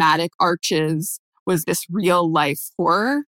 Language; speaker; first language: English; native; English